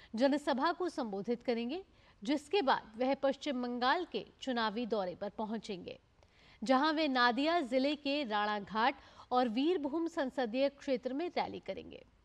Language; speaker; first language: Hindi; native; Hindi